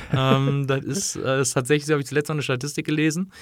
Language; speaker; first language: German; native; German